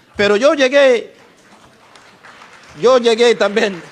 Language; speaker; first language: Spanish; non-native, fluent; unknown